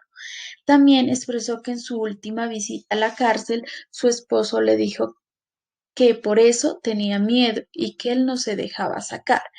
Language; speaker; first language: Spanish; native; Spanish